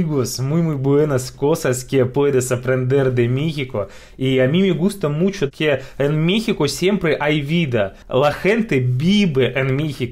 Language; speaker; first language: Spanish; non-native, fluent; Russian